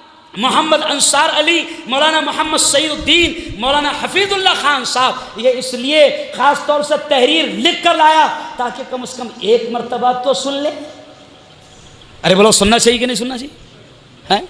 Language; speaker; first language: Urdu; native; Urdu